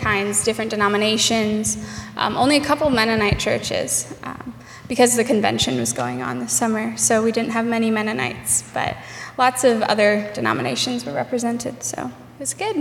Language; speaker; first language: English; native; English